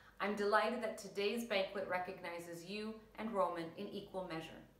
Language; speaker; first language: English; early bilingual, other home language; Ukrainian